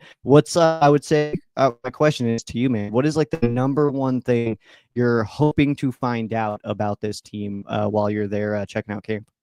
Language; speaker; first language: English; native; English